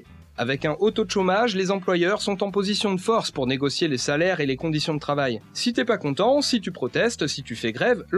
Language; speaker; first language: French; native; French